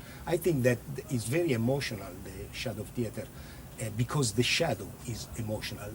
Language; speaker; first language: English; non-native, learner; Italian